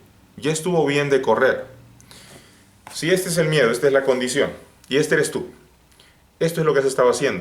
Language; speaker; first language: Spanish; native; Spanish